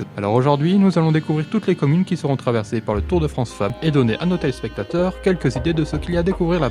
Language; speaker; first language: French; native; French